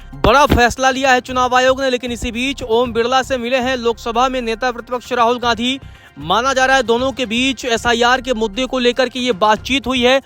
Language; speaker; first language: Hindi; native; Hindi